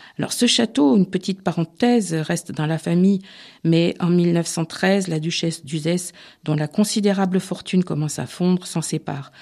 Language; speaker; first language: French; native; French